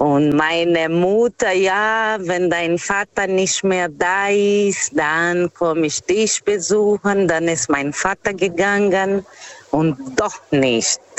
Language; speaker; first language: German; non-native, fluent; Portuguese